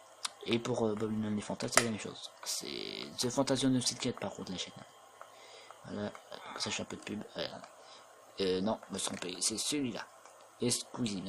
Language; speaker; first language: French; native; French